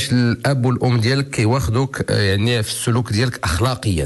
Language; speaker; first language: Arabic; native; Arabic